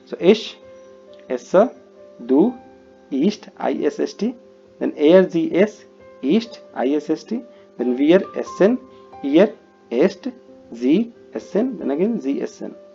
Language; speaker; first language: German; non-native, fluent; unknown